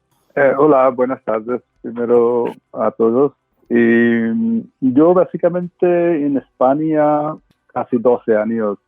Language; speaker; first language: Spanish; non-native, fluent; Bangla